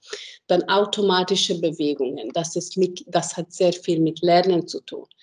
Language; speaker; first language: German; non-native, fluent; Hungarian